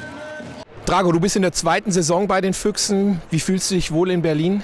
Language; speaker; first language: German; native; German